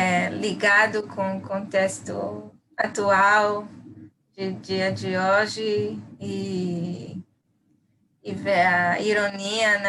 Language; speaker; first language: Portuguese; non-native, fluent; Hebrew